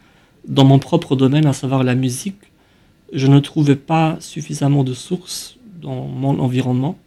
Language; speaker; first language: French; non-native, fluent; Albanian